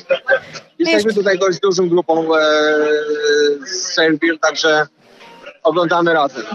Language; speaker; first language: Polish; early bilingual, heritage; Polish